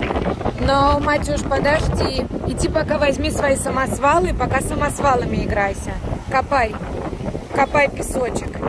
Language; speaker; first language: Russian; native; Russian